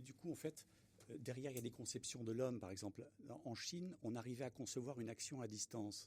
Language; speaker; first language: French; native; French